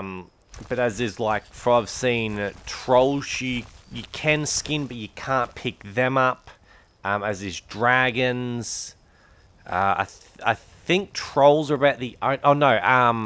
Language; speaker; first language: English; native; English